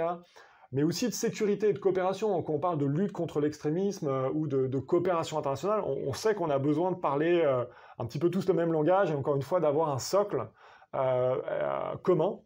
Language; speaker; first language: French; native; French